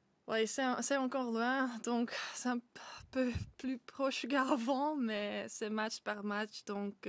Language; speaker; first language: French; non-native, local second language; Dutch